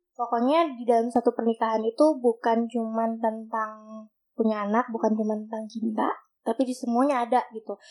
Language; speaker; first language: Indonesian; native; Indonesian